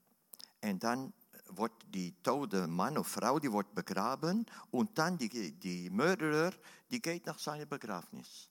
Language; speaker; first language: German; non-native, learner; Dutch